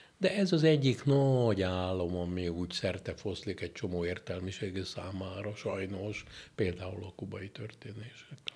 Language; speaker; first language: Hungarian; native; Hungarian